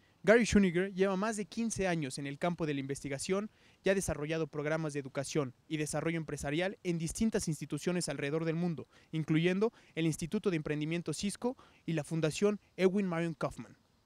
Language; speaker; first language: Spanish; native; Spanish